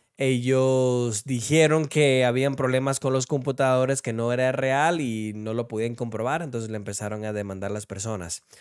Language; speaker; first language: Spanish; early bilingual, heritage; Spanish